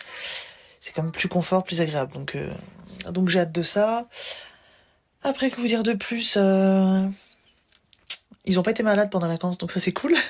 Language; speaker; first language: French; native; French